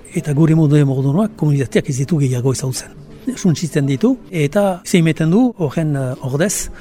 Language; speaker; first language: Basque; native; Basque